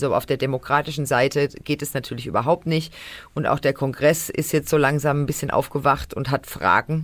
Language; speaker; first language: German; native; German